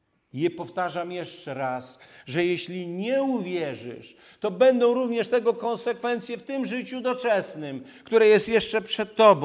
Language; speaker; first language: Polish; native; Polish